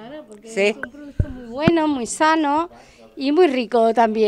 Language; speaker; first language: Spanish; native; Spanish